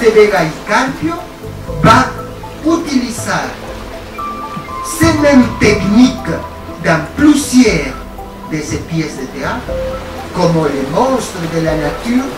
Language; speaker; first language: French; non-native, fluent; Spanish